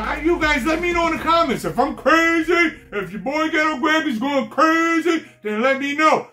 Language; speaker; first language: English; native; English